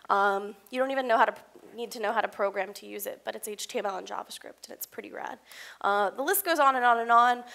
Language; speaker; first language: English; native; English